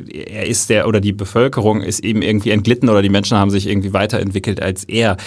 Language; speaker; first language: German; native; German